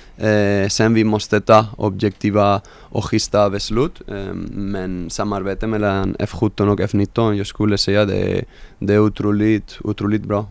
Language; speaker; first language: Swedish; non-native, fluent; Spanish